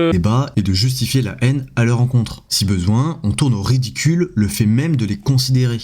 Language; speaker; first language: French; native; French